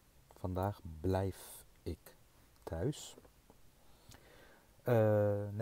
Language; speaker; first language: Dutch; non-native, fluent; Turkish